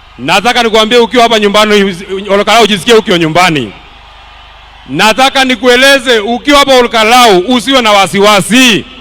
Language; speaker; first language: Swahili; non-native, local second language; Kikuyu